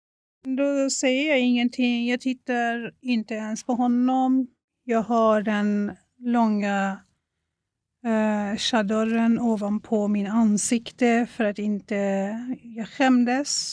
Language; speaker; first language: Swedish; non-native, fluent; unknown